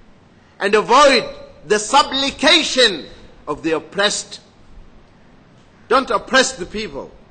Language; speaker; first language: English; non-native, fluent; Arabic